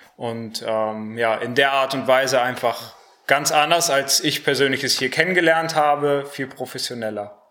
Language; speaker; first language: German; native; German